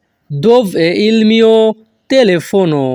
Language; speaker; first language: Italian; non-native, learner; Bangla